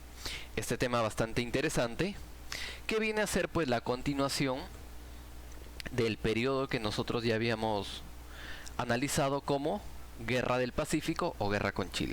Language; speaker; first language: Spanish; native; Spanish